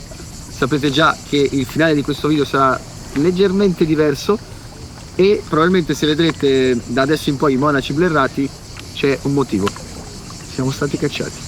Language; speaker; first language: Italian; native; Italian